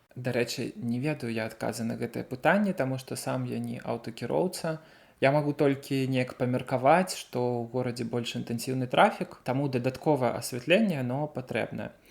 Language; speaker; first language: Belarusian; native; Belarusian